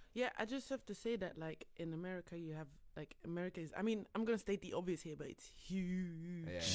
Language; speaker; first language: English; non-native, fluent; Dutch